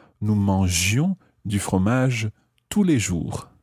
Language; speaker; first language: French; non-native, fluent; English